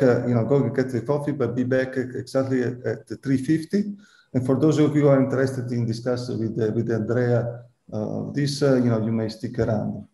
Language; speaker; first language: English; non-native, fluent; Italian